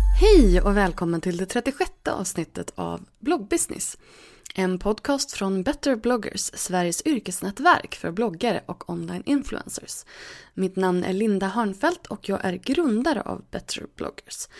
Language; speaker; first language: Swedish; native; Swedish